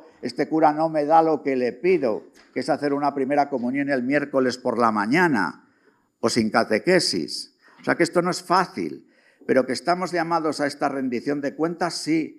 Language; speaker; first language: Spanish; native; Spanish